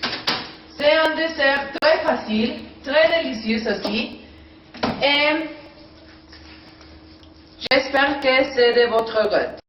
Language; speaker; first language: French; non-native, learner; Spanish